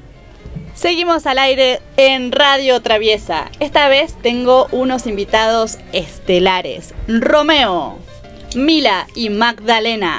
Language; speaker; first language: Spanish; native; Spanish